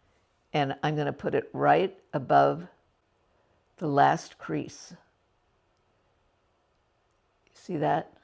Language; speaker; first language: English; native; English